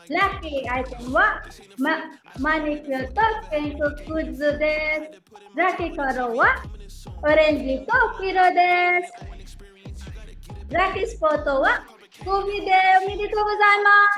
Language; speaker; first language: Japanese; non-native, learner; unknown